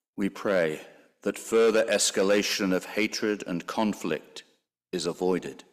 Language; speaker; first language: English; native; English